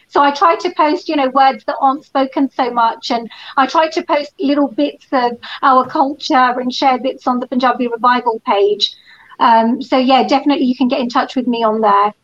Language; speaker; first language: English; native; English